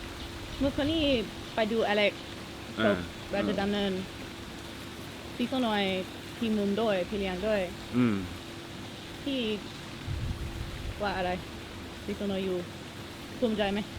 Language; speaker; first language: Thai; non-native, learner; English